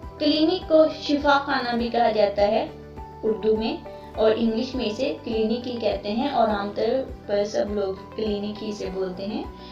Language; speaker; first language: Urdu; native; Urdu